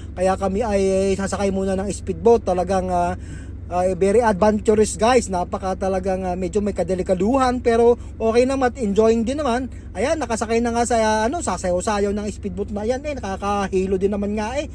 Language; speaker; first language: Filipino; native; Filipino